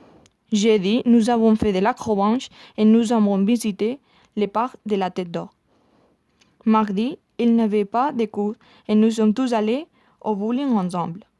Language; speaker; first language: French; non-native, learner; Spanish